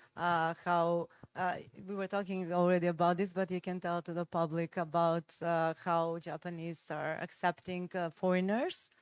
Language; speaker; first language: English; non-native, fluent; Macedonian